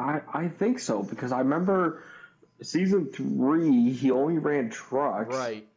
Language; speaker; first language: English; native; English